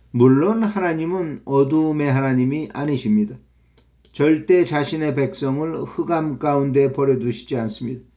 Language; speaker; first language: Korean; native; Korean